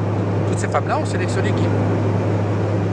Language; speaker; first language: French; native; French